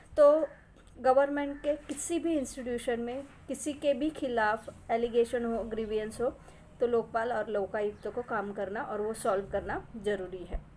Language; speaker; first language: Hindi; non-native, local second language; Marathi